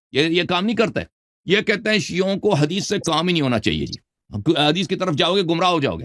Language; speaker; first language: Urdu; non-native, fluent; Persian